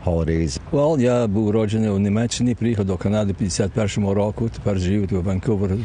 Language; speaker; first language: Ukrainian; early bilingual, heritage; Ukrainian